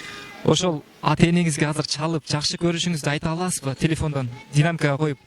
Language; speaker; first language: Kyrgyz; native; Kyrgyz